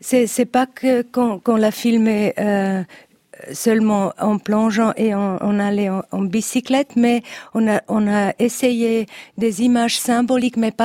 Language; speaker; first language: French; non-native, learner; Italian